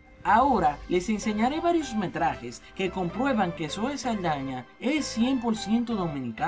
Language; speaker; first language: Spanish; native; Spanish